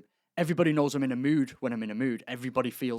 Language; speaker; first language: English; native; English